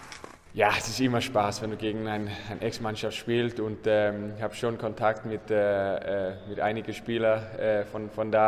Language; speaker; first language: German; non-native, learner; English